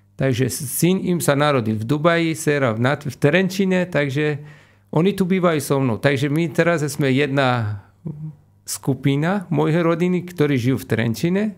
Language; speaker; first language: Slovak; non-native, fluent; Persian